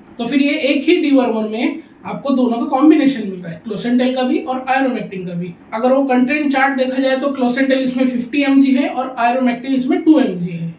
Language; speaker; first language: Hindi; non-native, local second language; Urdu